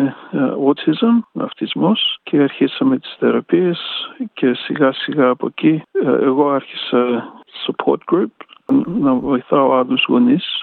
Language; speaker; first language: Greek; early bilingual, heritage; Greek